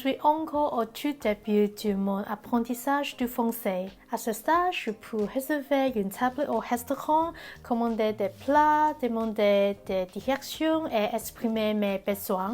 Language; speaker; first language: French; non-native, learner; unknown